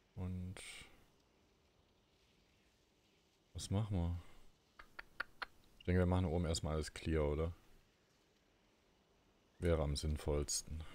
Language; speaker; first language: German; native; German